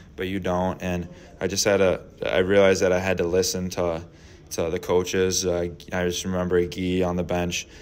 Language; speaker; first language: English; native; English